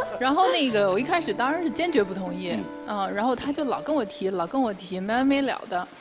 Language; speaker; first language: Chinese; native; Chinese